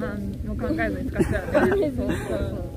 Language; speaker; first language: Japanese; native; Japanese